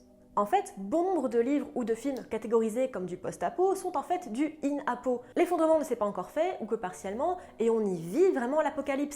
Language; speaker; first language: French; native; French